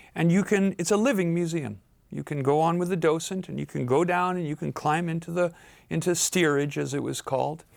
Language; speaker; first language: English; native; English